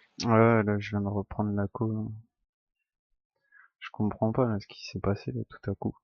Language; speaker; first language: French; native; French